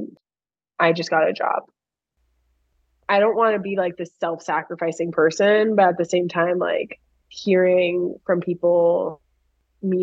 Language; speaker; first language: English; native; English